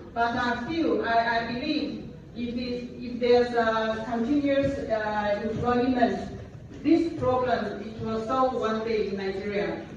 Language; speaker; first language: English; non-native, learner; Chinese